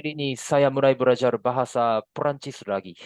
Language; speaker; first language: Indonesian; non-native, fluent; Japanese